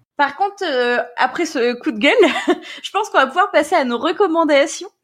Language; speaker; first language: French; native; French